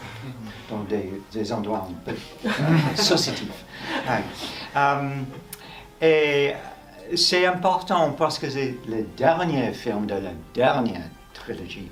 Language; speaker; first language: French; non-native, fluent; English